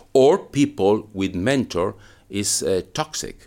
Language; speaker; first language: English; non-native, learner; Spanish